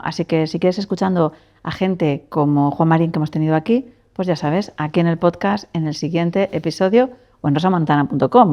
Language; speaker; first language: Spanish; native; Spanish